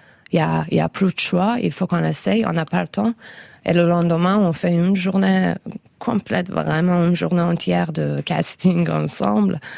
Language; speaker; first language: French; non-native, fluent; Persian